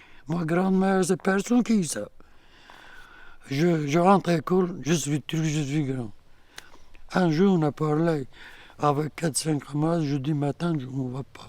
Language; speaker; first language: French; non-native, learner; Kurdish